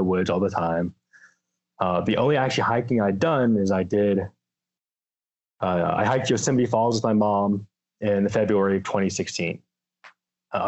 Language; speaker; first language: English; native; English